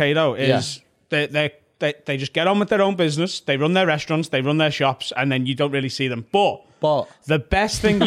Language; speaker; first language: English; native; English